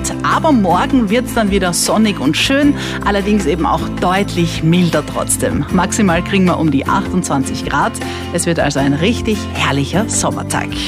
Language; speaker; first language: German; native; German